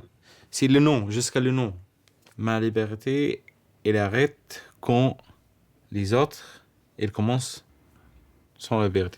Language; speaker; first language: French; non-native, learner; Arabic